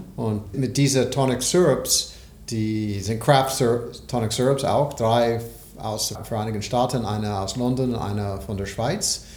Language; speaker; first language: German; non-native, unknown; English